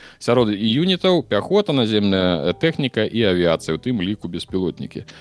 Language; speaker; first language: Belarusian; non-native, local second language; Russian